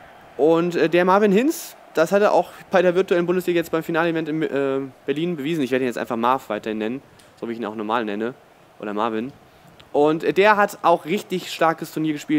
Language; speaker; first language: German; native; German